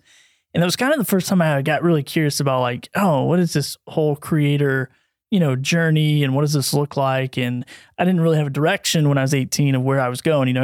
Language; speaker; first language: English; native; English